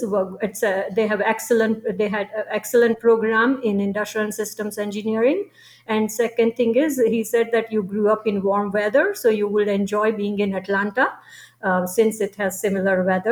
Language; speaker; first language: English; non-native, local second language; Gujarati